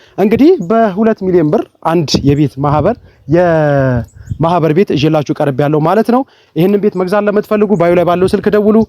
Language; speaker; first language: Amharic; native; Amharic